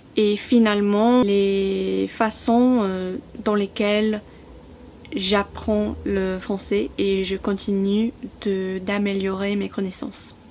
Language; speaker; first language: French; non-native, fluent; English